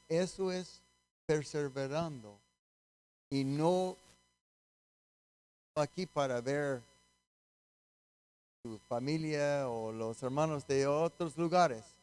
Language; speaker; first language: Spanish; non-native, fluent; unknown